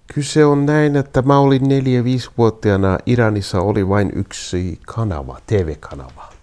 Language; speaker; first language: Finnish; non-native, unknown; Kurdish